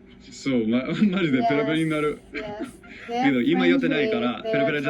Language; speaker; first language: Japanese; non-native, learner; English